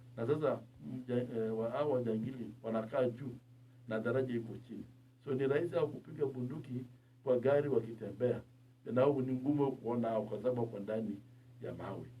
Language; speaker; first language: Swahili; non-native, local second language; Turkmen